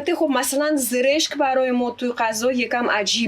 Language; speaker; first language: Persian; non-native, fluent; Russian